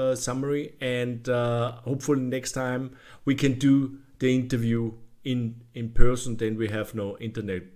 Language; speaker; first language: English; non-native, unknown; German